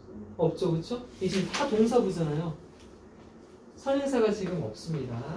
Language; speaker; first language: Korean; native; Korean